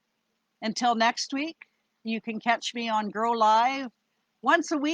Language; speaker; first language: English; native; English